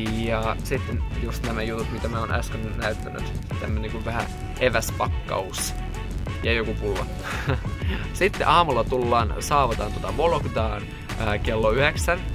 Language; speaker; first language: Finnish; non-native, fluent; Russian